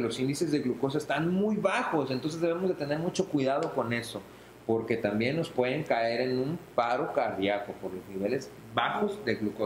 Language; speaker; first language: Spanish; native; Spanish